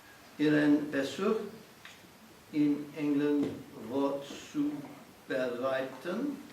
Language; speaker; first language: German; non-native, learner; English